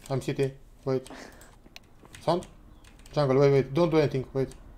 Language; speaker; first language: English; non-native, learner; Romanian